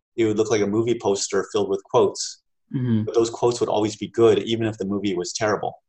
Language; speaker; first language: English; native; English